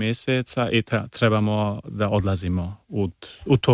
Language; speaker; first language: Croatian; early bilingual, heritage; Serbian